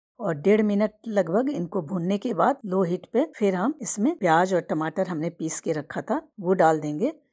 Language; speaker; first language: Hindi; native; Hindi